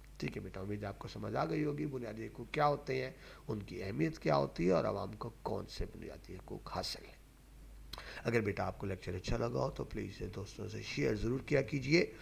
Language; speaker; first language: Urdu; non-native, local second language; Punjabi